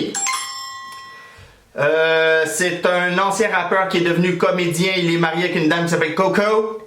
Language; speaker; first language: French; native; French